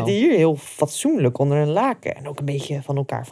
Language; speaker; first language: Dutch; native; Dutch